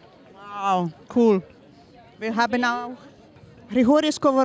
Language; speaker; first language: German; non-native, learner; Ukrainian